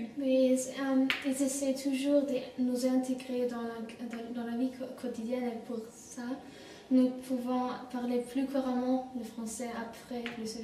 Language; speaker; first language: French; non-native, learner; German